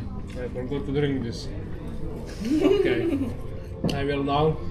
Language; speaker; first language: English; non-native, learner; Serbian